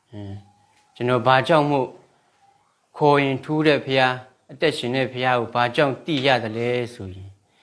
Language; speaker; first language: Burmese; non-native, local second language; Shan